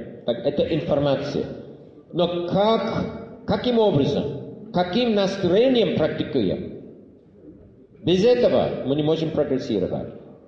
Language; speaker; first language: Russian; non-native, fluent; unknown